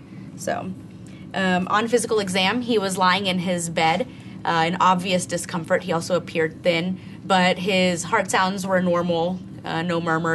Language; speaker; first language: English; native; English